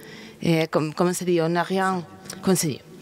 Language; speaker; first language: French; non-native, fluent; Spanish